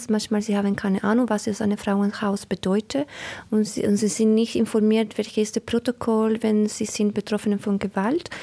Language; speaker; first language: German; non-native, learner; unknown